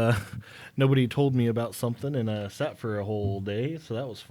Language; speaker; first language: English; native; English